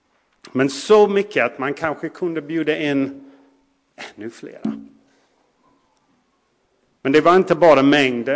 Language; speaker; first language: Swedish; non-native, fluent; English